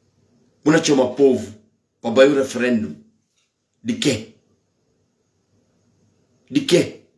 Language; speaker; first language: Portuguese; non-native, local second language; Upper Guinea Crioulo